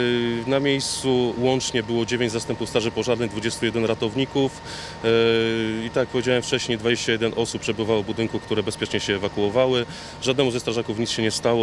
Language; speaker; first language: Polish; native; Polish